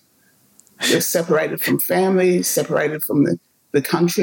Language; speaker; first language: English; native; English